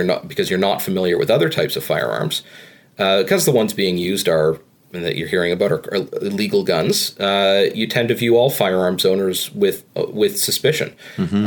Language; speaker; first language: English; native; English